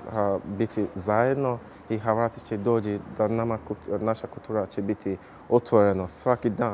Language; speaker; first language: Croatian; non-native, learner; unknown